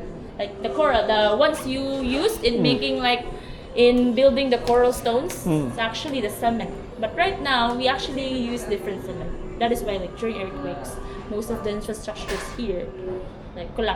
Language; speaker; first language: English; non-native, local second language; Filipino